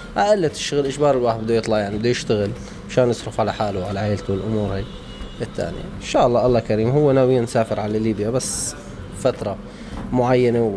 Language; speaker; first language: Arabic; native; Arabic